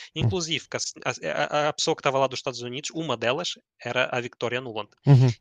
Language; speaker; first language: Portuguese; early bilingual, other home language; Ukrainian